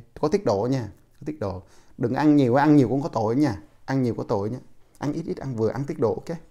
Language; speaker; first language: Vietnamese; non-native, local second language; Jarai